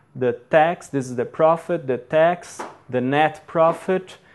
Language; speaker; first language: English; non-native, fluent; Portuguese